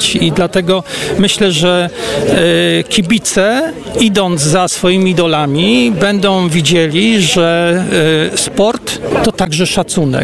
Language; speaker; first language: Polish; native; Polish